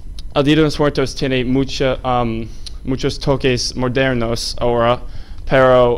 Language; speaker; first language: Spanish; non-native, learner; English